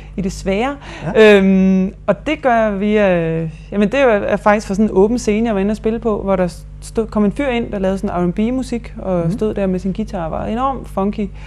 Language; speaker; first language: Danish; native; Danish